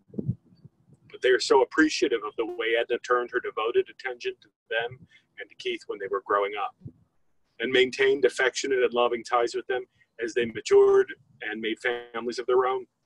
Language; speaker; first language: English; native; English